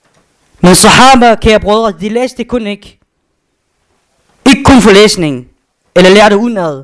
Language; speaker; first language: Danish; non-native, fluent; Arabic